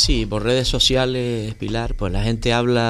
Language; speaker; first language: Spanish; native; Spanish